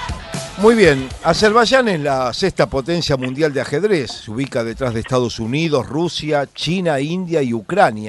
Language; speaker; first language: Spanish; native; Spanish